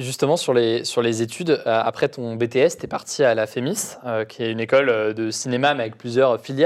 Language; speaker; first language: French; native; French